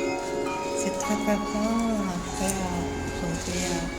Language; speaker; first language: French; non-native, learner; Japanese